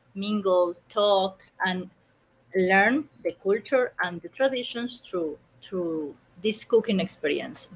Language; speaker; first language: English; non-native, learner; Spanish